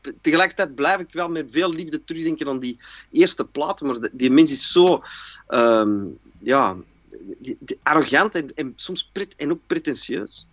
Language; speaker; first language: Dutch; native; Dutch